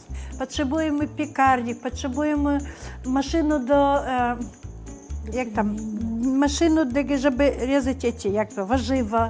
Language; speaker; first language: Polish; non-native, learner; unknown